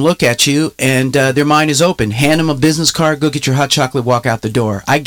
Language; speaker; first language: English; native; English